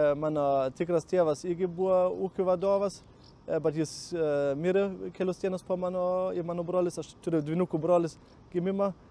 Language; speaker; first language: Lithuanian; non-native, learner; German